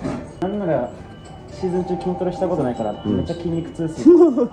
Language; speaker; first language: Japanese; native; Japanese